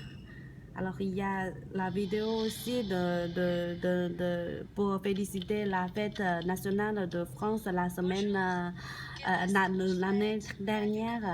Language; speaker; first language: French; non-native, learner; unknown